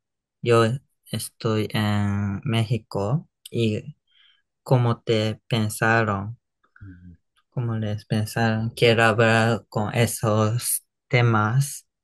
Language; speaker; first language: Spanish; non-native, learner; Japanese